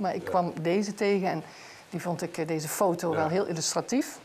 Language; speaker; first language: Dutch; native; Dutch